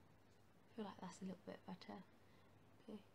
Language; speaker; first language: English; native; English